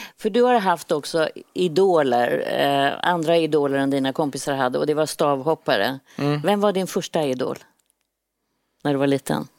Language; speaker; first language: Swedish; native; Swedish